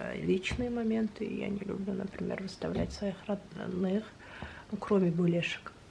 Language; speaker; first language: Russian; non-native, local second language; Kazakh